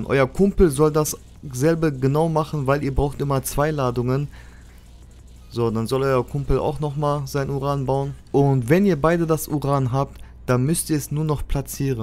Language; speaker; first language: German; native; German